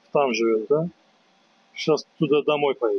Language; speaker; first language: Russian; non-native, learner; Azerbaijani